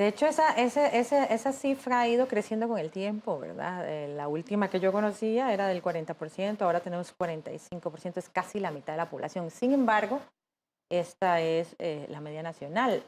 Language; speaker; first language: Spanish; native; Spanish